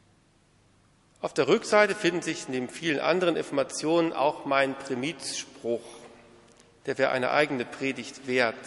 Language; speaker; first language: German; native; German